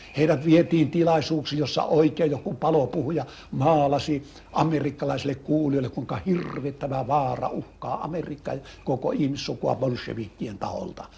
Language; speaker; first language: Finnish; native; Finnish